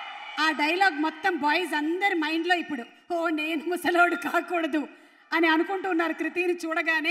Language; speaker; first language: Telugu; native; Telugu